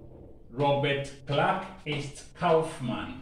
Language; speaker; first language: German; non-native, learner; Akan